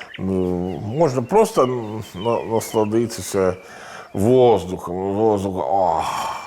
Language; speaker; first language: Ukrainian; non-native, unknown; Italian